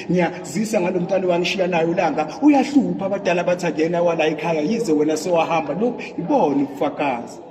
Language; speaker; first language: Zulu; native; Zulu